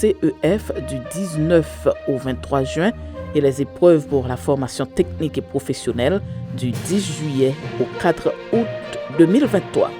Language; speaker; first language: French; non-native, local second language; Haitian Creole